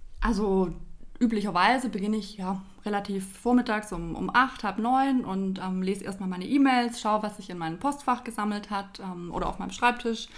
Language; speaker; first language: German; native; German